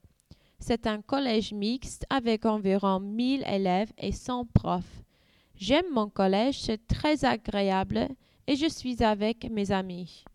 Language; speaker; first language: French; non-native, learner; English